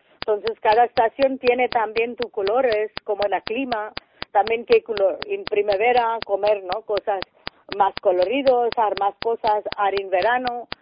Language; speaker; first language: Spanish; non-native, learner; Tamil